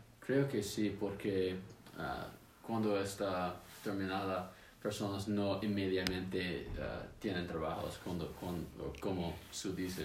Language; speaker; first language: Spanish; non-native, learner; English